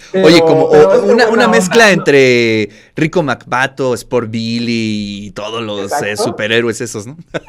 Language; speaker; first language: Spanish; native; Spanish